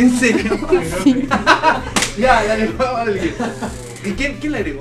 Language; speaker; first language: Spanish; native; Spanish